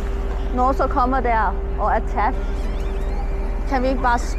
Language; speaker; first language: Danish; non-native, learner; Thai